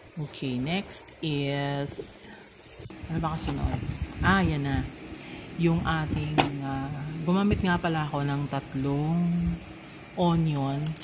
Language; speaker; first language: Filipino; non-native, local second language; Pampanga